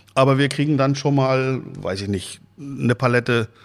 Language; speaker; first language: German; native; German